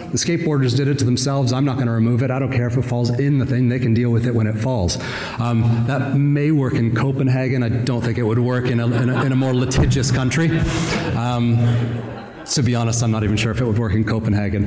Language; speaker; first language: English; native; English